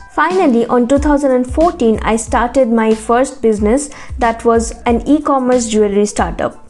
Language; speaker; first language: English; non-native, local second language; Bangla